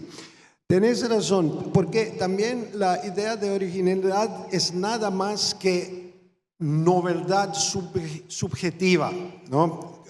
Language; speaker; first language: Spanish; non-native, fluent; Croatian